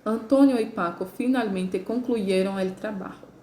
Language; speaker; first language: Spanish; non-native, learner; Portuguese